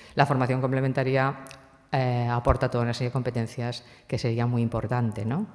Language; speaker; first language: Spanish; non-native, local second language; Catalan